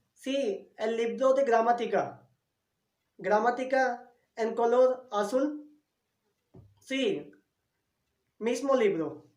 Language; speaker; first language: Spanish; non-native, learner; Hindi